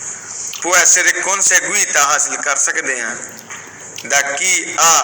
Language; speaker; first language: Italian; non-native, fluent; Punjabi